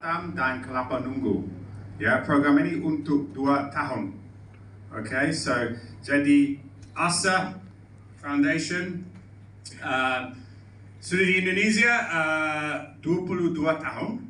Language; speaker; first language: Indonesian; non-native, learner; English